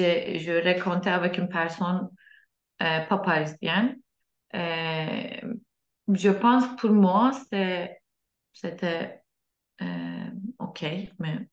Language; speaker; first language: French; non-native, learner; Turkish